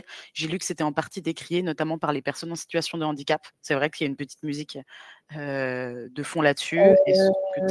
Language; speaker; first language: French; native; French